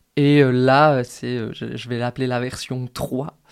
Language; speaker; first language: French; native; French